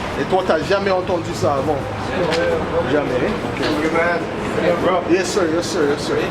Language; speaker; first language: French; non-native, learner; English